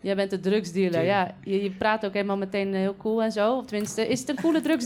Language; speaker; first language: Dutch; native; Dutch